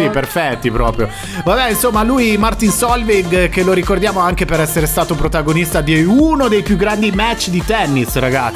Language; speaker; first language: Italian; native; Italian